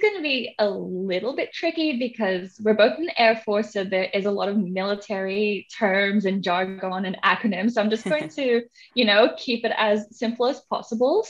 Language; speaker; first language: English; non-native, local second language; Cantonese